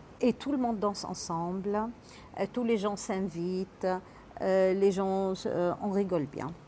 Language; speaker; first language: French; non-native, local second language; Arabic